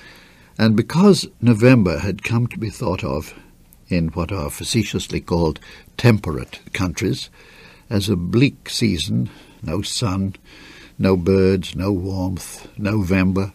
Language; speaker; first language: English; native; English